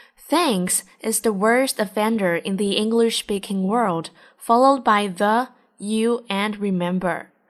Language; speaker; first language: English; non-native, fluent; Chinese